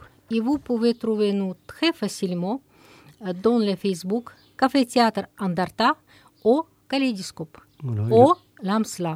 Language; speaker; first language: French; non-native, learner; Russian